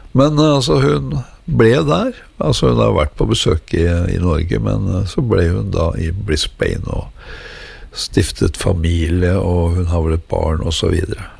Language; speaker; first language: Norwegian; native; Norwegian